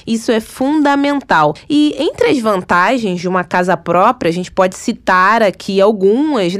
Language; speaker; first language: Portuguese; native; Portuguese